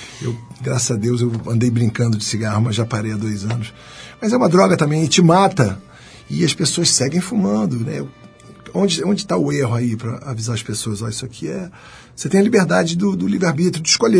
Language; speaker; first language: Portuguese; native; Portuguese